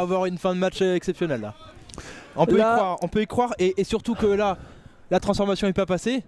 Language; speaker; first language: French; native; French